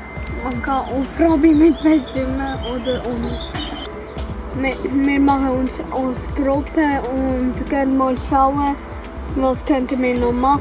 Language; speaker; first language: German; early bilingual, other home language; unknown